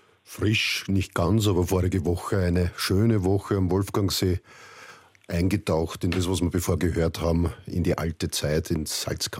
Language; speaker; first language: German; native; German